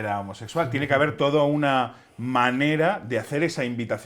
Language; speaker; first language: Spanish; native; Spanish